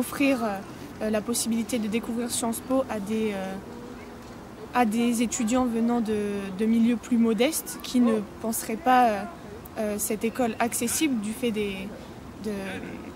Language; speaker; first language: French; native; French